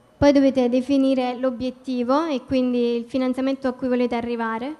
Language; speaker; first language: Italian; native; Italian